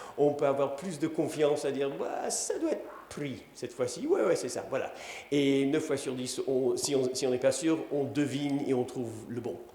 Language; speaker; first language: French; non-native, fluent; English